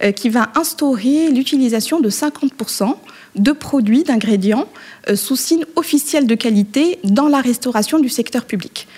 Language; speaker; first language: French; non-native, local second language; Arabic